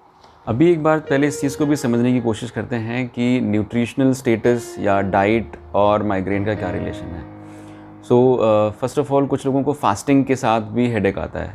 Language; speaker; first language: Hindi; native; Hindi